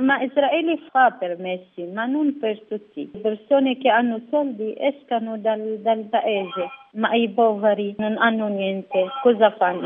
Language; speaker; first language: Italian; non-native, learner; Arabic